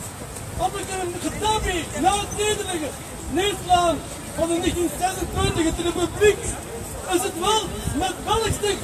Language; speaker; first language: Dutch; early bilingual, other home language; Riffian